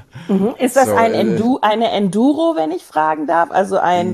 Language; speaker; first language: German; native; German